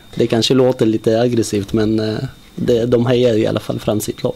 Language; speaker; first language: Swedish; early bilingual, other home language; Arabic